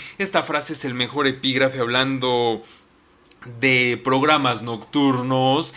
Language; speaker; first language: Spanish; native; Spanish